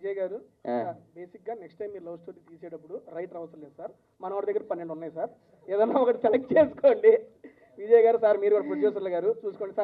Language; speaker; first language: Telugu; native; Telugu